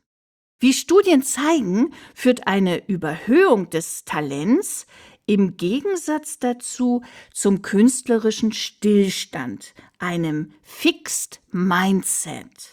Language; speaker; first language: German; native; German